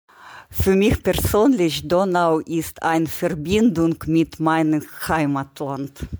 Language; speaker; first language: German; non-native, learner; Ukrainian